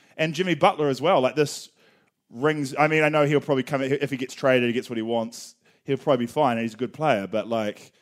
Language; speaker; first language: English; native; English